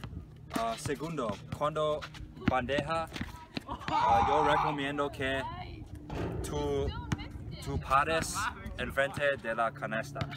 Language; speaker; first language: Spanish; non-native, learner; English